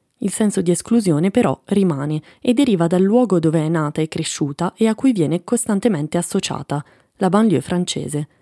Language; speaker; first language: Italian; native; Italian